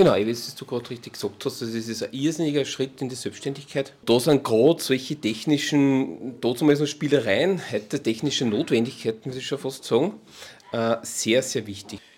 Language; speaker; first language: German; native; German